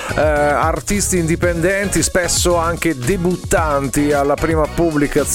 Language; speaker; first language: Italian; native; Italian